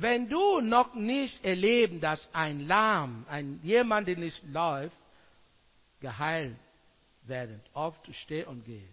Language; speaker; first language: German; non-native, learner; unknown